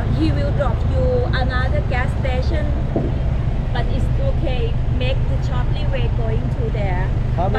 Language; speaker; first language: English; non-native, learner; Thai